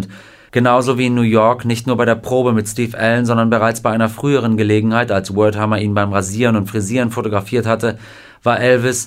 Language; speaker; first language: German; native; German